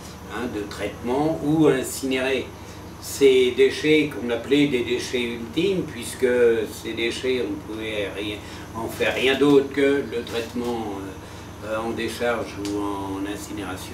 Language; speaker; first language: French; native; French